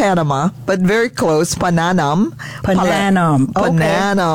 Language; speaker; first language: English; non-native, local second language; Filipino